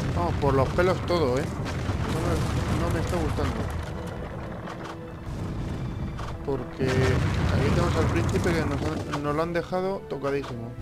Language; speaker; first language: Spanish; native; Spanish